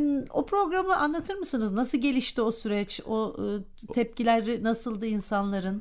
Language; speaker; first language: Turkish; native; Turkish